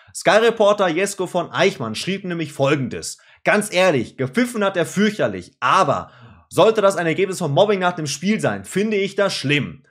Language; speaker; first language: German; native; German